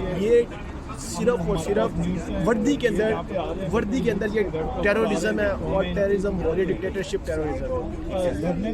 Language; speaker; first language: Urdu; non-native, local second language; Punjabi